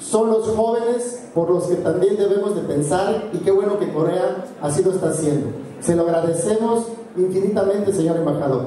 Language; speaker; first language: Spanish; native; Spanish